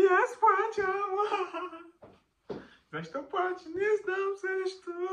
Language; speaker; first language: Bulgarian; non-native, learner; Macedonian